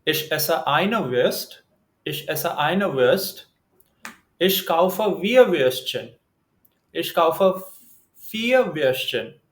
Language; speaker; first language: German; non-native, learner; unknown